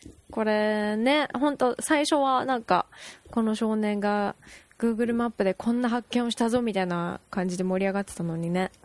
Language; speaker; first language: Japanese; early bilingual, heritage; Japanese